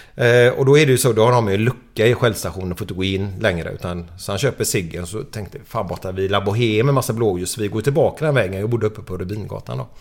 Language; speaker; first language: Swedish; native; Swedish